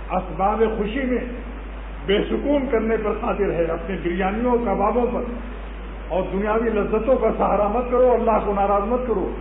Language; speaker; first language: Urdu; native; Urdu